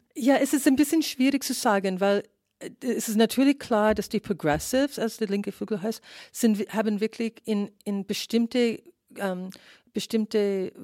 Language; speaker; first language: German; non-native, fluent; English